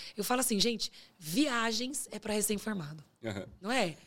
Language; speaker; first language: Portuguese; native; Portuguese